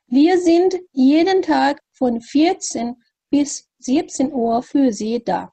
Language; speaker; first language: German; non-native, fluent; Persian